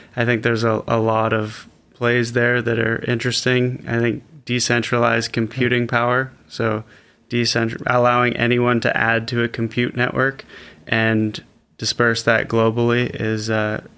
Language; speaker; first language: English; native; English